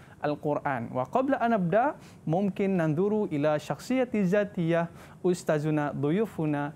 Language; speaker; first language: Arabic; non-native, learner; Malay